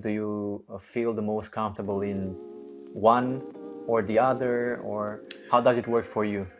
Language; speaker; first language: English; non-native, fluent; Romanian